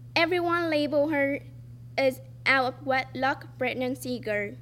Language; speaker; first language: English; non-native, fluent; Vietnamese